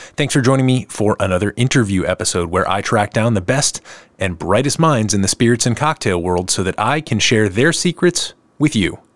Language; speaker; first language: English; native; English